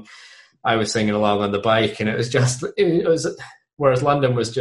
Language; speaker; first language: English; native; English